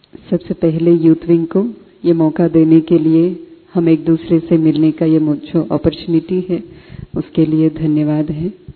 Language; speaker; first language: Hindi; non-native, fluent; Telugu